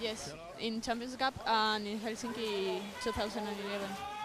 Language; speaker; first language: English; non-native, learner; Spanish